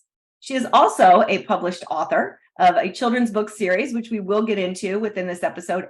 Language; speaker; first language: English; native; English